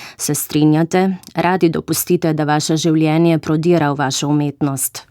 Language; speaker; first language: Slovenian; native; Slovenian